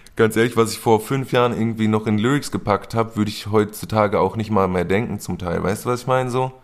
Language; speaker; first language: German; native; German